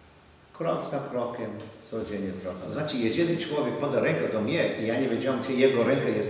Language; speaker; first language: Polish; non-native, learner; English